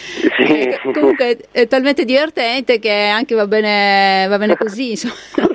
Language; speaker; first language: Italian; native; Italian